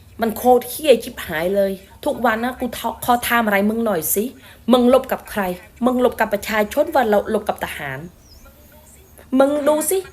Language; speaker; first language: Thai; non-native, fluent; Khmer